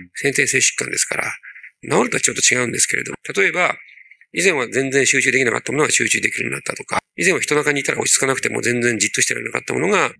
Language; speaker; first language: Japanese; native; Japanese